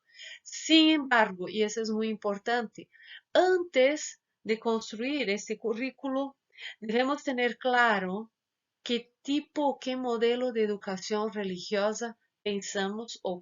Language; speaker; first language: Spanish; non-native, fluent; Portuguese